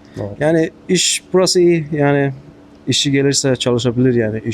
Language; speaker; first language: Turkish; non-native, learner; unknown